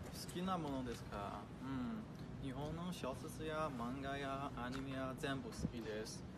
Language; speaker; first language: Japanese; non-native, learner; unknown